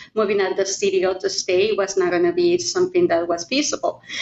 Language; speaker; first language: English; non-native, fluent; Spanish